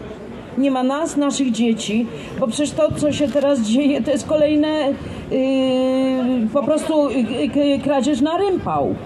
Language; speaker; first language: Polish; native; Polish